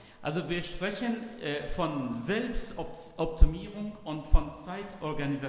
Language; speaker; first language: German; non-native, fluent; Arabic